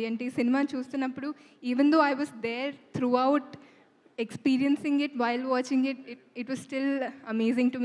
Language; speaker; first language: Telugu; non-native, fluent; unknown